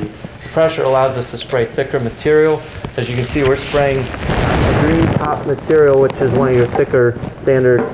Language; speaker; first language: English; native; English